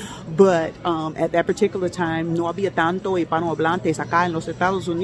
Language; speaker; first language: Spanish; non-native, learner; English